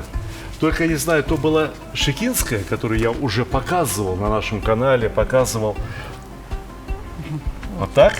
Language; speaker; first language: Russian; native; Russian